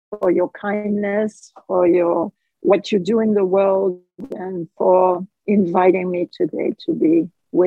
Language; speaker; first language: English; non-native, fluent; French